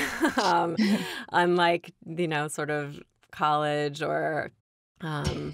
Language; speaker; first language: English; native; English